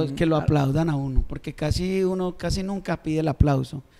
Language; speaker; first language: Spanish; native; Spanish